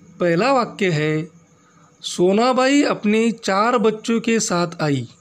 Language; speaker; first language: Hindi; non-native, local second language; Marathi